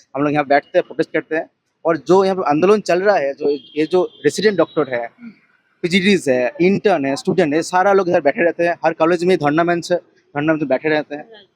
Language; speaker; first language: Hindi; non-native, local second language; Bangla